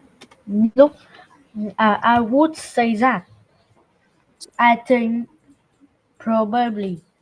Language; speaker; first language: English; non-native, learner; Vietnamese